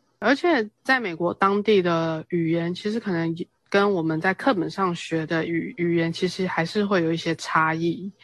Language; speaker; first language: Chinese; native; Chinese